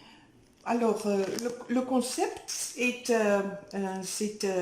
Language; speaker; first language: French; non-native, fluent; Dutch